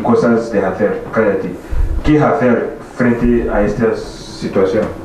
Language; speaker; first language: Spanish; non-native, fluent; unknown